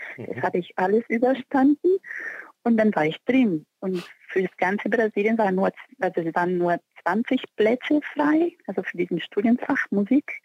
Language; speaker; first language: German; non-native, fluent; Portuguese